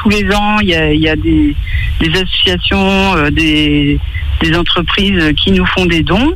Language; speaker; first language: French; native; French